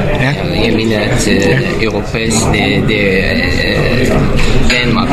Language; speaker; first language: Danish; non-native, learner; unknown